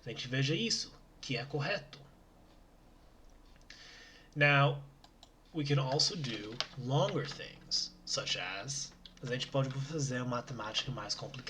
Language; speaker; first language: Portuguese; non-native, learner; English